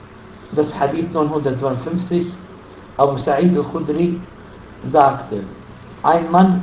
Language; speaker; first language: German; non-native, fluent; Arabic